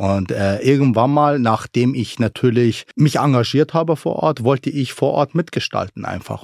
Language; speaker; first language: German; early bilingual, other home language; Arabic